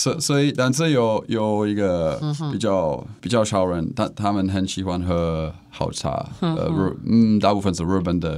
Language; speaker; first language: Chinese; non-native, learner; Czech